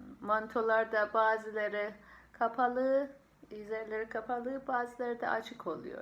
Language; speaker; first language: Turkish; non-native, fluent; Persian